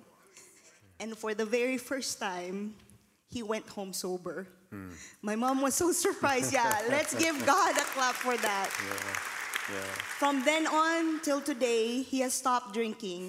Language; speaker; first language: English; non-native, local second language; Filipino